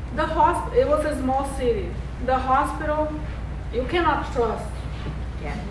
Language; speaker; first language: English; non-native, fluent; Portuguese